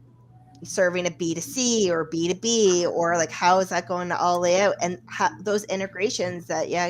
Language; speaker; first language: English; native; English